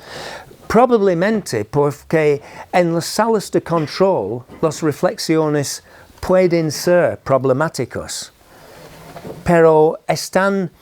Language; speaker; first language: Spanish; non-native, fluent; English